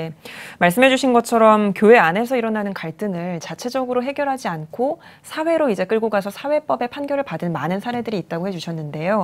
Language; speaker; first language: Korean; native; Korean